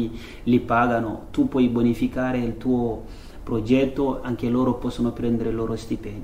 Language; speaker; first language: Italian; non-native, learner; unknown